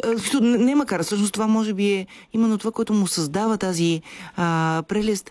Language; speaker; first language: Bulgarian; native; Bulgarian